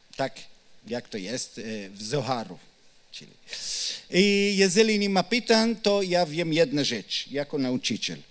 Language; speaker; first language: Polish; non-native, learner; Hebrew